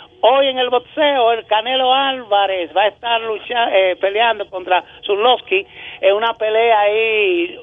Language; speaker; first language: Spanish; native; Spanish